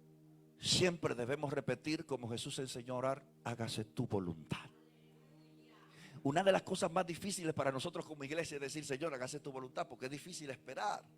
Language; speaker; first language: Spanish; native; Spanish